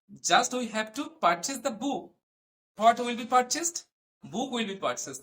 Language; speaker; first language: English; non-native, local second language; Bangla